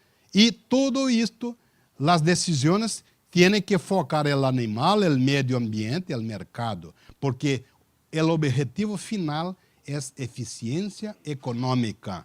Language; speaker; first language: Spanish; non-native, learner; Portuguese